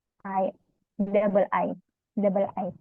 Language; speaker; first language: English; non-native, learner; Indonesian